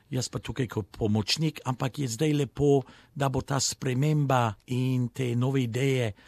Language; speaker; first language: Slovenian; early bilingual, other home language; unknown